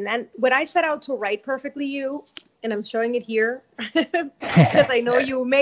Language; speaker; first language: English; non-native, fluent; Spanish